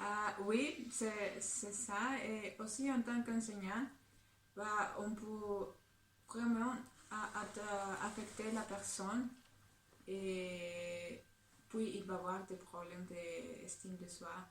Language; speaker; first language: French; non-native, fluent; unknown